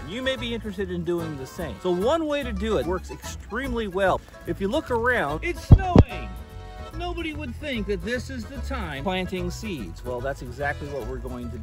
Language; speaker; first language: English; native; English